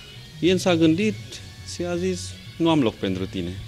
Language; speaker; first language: Romanian; non-native, fluent; Vietnamese